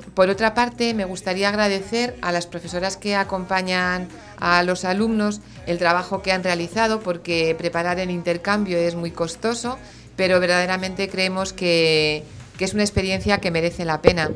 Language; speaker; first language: Spanish; native; Spanish